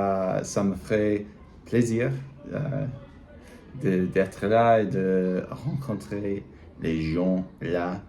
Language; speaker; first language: French; non-native, learner; English